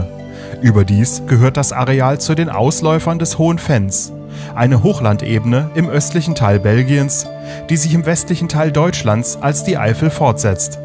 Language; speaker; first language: German; native; German